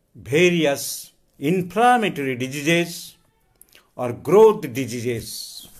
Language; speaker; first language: English; non-native, local second language; Bangla